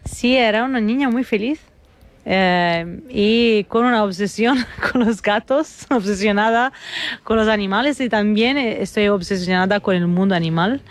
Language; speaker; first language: Spanish; non-native, fluent; Italian